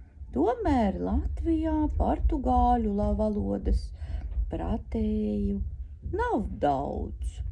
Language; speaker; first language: Latvian; non-native, local second language; Russian